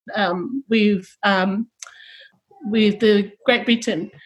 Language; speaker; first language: English; early bilingual, other home language; Tongan